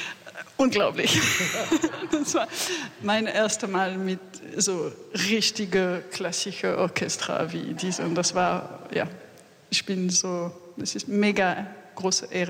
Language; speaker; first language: German; non-native, learner; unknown